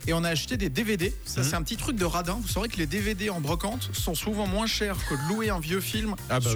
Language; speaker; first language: French; native; French